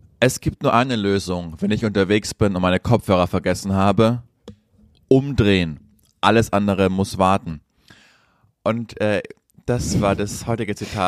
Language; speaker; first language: German; native; German